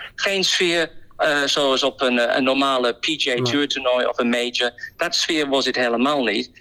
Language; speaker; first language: Dutch; non-native, fluent; English